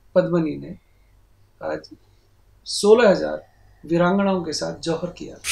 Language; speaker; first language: Hindi; native; Hindi